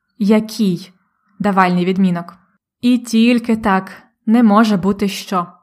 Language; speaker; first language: Ukrainian; native; Ukrainian